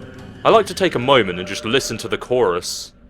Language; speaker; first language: English; native; English